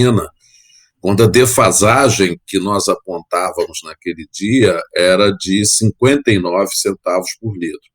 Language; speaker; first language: Portuguese; native; Portuguese